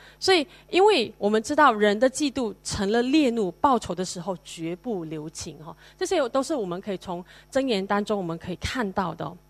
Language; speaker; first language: Chinese; native; Chinese